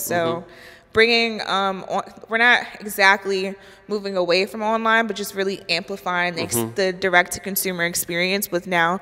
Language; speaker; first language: English; native; English